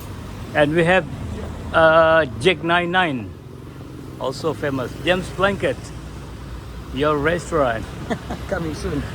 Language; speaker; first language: English; non-native, learner; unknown